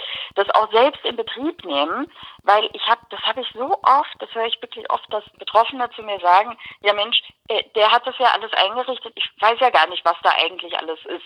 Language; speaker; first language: German; native; German